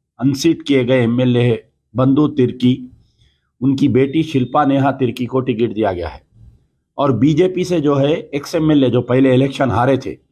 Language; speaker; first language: Hindi; non-native, local second language; Urdu